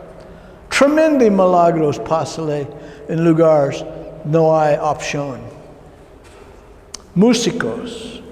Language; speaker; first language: Spanish; non-native, learner; English